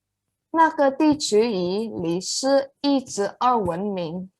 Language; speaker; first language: Chinese; non-native, learner; Indonesian